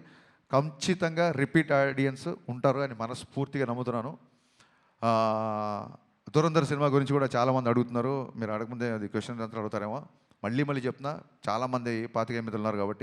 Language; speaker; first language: Telugu; native; Telugu